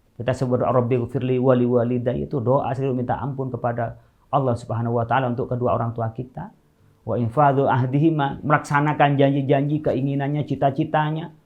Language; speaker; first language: Indonesian; non-native, local second language; Madurese